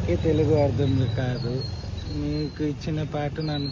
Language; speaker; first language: Telugu; non-native, learner; Tamil